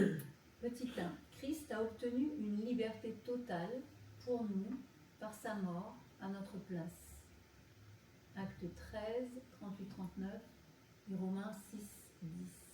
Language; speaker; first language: French; native; French